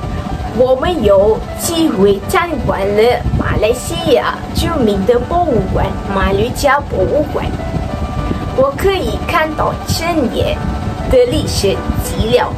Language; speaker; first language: Chinese; non-native, learner; Malay